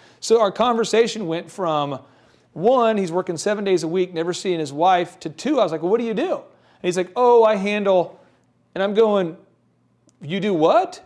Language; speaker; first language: English; native; English